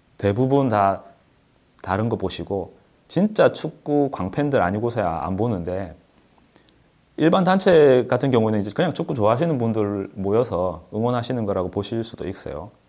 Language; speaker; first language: Korean; native; Korean